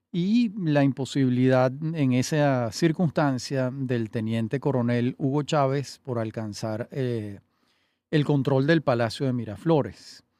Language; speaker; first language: Spanish; native; Spanish